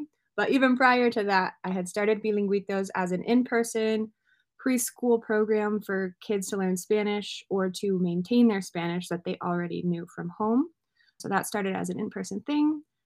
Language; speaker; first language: English; native; English